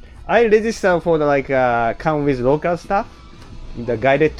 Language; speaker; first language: English; non-native, learner; Japanese